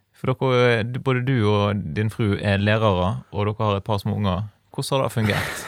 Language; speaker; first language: Norwegian; native; Norwegian